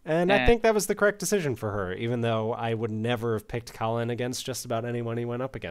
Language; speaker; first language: English; native; English